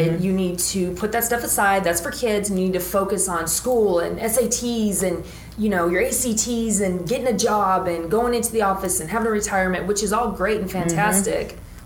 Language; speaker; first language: English; native; English